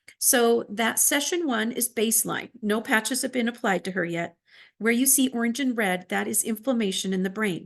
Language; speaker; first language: English; native; English